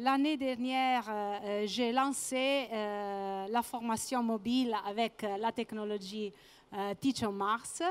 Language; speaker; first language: French; non-native, fluent; Italian